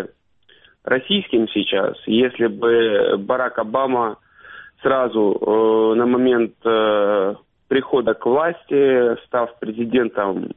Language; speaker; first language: Russian; native; Russian